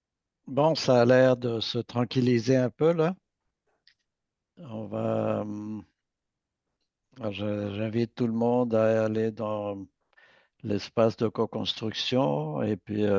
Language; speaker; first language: French; native; French